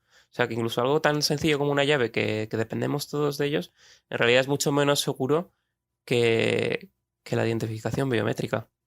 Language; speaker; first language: Spanish; native; Spanish